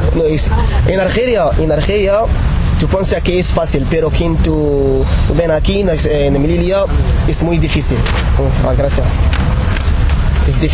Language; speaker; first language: Spanish; non-native, learner; Arabic